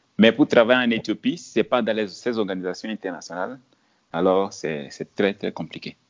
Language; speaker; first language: French; non-native, local second language; Ewe